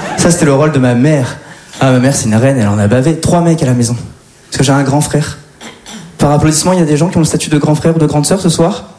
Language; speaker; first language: French; native; French